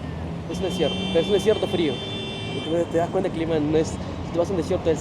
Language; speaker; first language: Spanish; native; Spanish